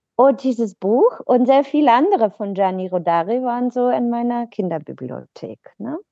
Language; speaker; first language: German; non-native, fluent; Bulgarian